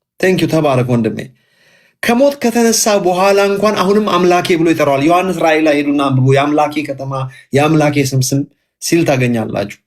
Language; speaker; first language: Amharic; native; Amharic